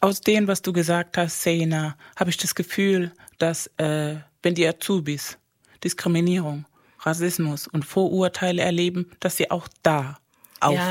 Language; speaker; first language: German; non-native, fluent; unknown